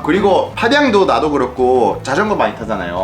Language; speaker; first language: Korean; non-native, fluent; French